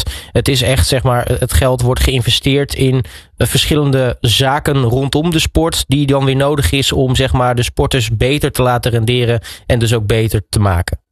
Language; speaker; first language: Dutch; native; Dutch